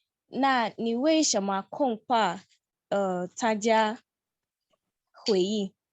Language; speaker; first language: Chinese; non-native, learner; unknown